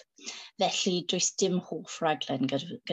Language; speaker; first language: Welsh; non-native, learner; English